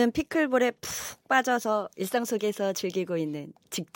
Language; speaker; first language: Korean; native; Korean